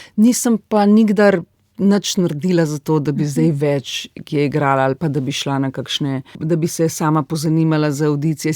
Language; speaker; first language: Slovenian; native; Slovenian